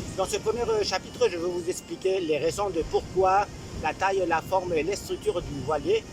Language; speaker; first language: French; non-native, fluent; Spanish